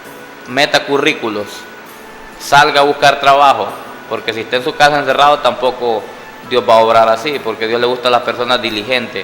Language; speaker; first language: Spanish; native; Spanish